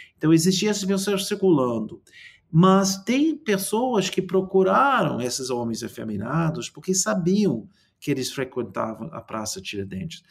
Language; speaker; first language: Portuguese; non-native, fluent; English